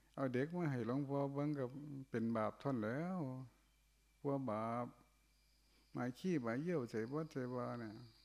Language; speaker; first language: Thai; non-native, local second language; Northeastern Thai